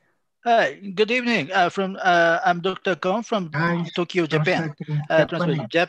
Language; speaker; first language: English; non-native, fluent; Japanese